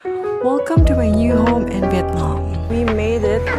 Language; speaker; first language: English; non-native, local second language; Filipino